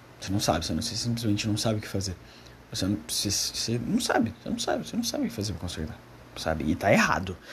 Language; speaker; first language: Portuguese; native; Portuguese